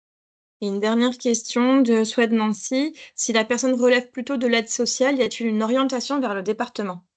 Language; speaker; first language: French; native; French